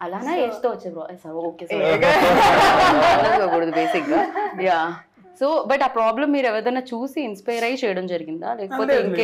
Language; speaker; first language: Telugu; native; Telugu